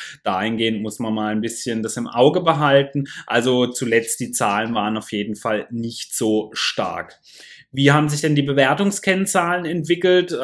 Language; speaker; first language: German; native; German